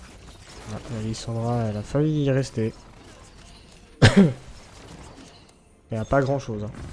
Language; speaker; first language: French; native; French